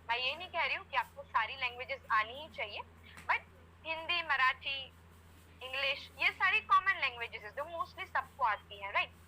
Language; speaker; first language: Hindi; non-native, local second language; Gujarati